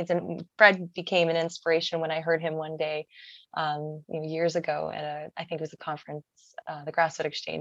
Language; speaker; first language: English; native; English